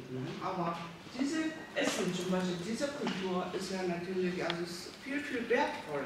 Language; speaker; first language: German; non-native, learner; Korean